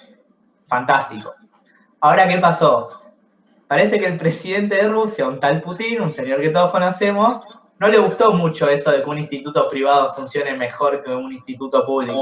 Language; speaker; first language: Spanish; native; Spanish